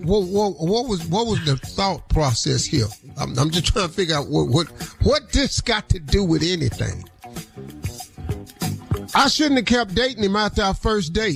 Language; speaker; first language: English; native; English